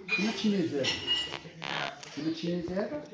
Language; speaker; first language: Italian; non-native, learner; Arabic